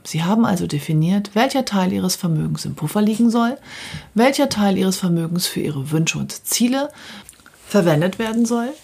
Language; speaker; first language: German; native; German